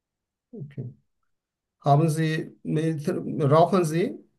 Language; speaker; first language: German; non-native, learner; Turkish